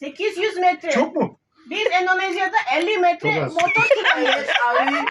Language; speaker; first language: Turkish; non-native, learner; Indonesian